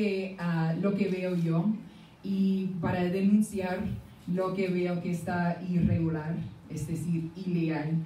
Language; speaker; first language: Spanish; non-native, fluent; English